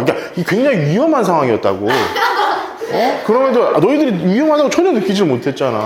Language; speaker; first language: Korean; native; Korean